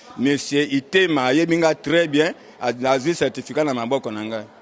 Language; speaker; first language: Lingala; native; Lingala